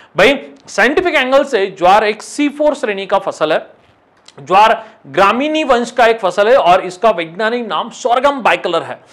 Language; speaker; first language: Hindi; non-native, local second language; Marathi